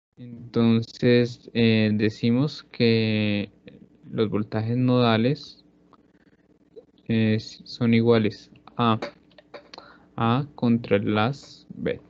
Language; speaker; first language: Spanish; native; Spanish